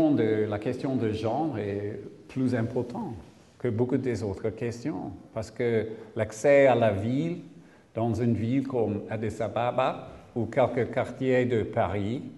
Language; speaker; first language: French; non-native, learner; English